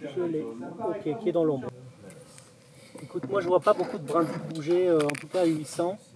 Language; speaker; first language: French; native; French